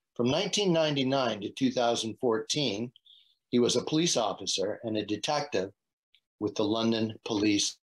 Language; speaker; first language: English; native; English